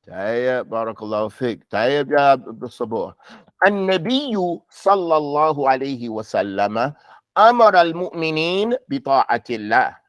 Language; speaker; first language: Arabic; non-native, fluent; English